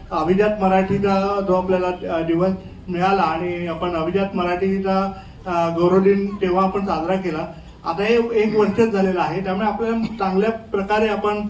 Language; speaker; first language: Marathi; native; Marathi